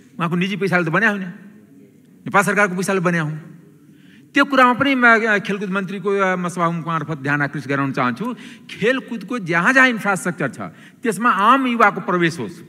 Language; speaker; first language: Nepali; non-native, local second language; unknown